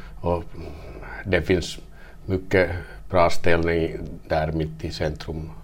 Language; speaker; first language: Swedish; non-native, learner; Finnish